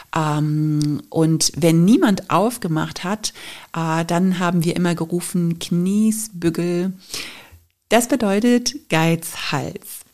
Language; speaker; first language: German; native; German